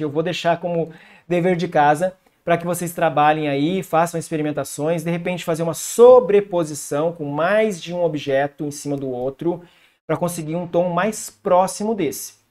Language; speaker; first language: Portuguese; native; Portuguese